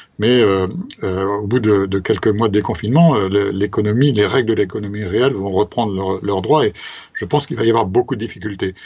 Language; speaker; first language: French; native; French